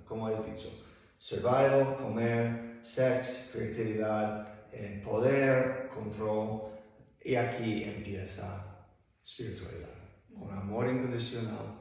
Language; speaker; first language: Spanish; non-native, fluent; English